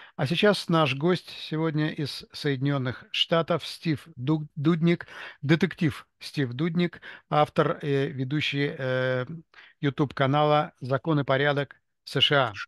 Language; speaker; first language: Russian; native; Russian